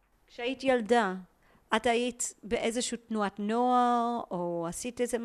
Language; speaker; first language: Hebrew; native; Hebrew